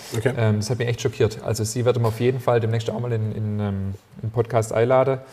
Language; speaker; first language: German; native; German